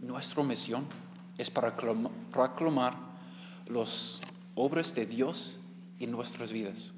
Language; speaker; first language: Spanish; non-native, learner; English